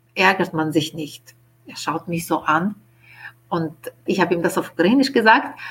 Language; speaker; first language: German; non-native, fluent; Ukrainian